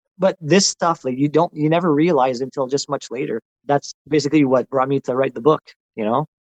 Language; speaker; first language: English; non-native, local second language; French